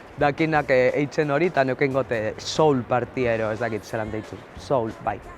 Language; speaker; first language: Basque; non-native, learner; Spanish